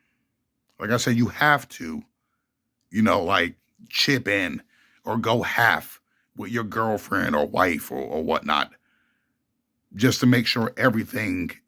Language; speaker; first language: English; native; English